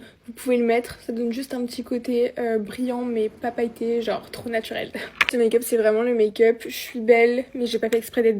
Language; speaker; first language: French; native; French